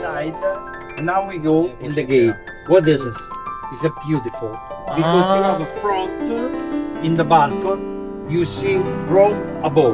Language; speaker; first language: English; non-native, learner; Italian